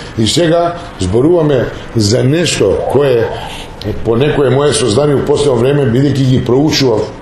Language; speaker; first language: Macedonian; native; Macedonian